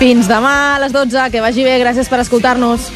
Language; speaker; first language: Catalan; native; Catalan